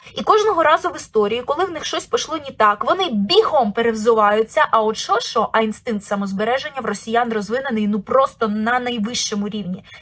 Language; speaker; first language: Ukrainian; native; Ukrainian